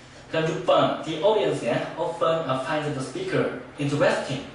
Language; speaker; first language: English; non-native, fluent; Korean